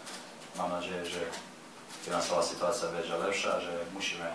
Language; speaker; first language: Polish; non-native, learner; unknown